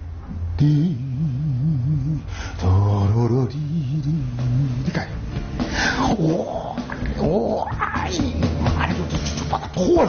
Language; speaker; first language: Chinese; native; Chinese